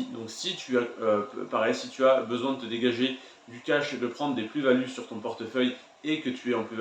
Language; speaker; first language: French; native; French